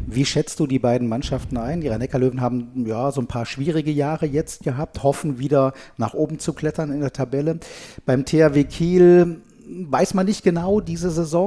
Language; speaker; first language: German; native; German